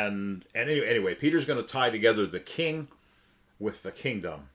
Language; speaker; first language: English; native; English